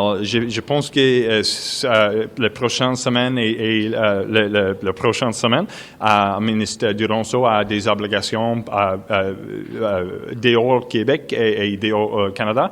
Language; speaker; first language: French; non-native, local second language; English